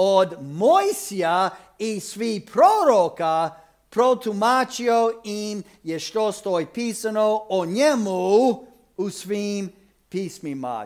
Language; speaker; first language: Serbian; non-native, fluent; English